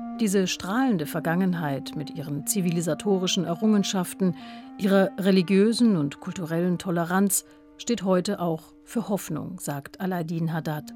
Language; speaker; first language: German; native; German